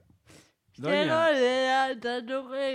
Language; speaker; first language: Spanish; non-native, learner; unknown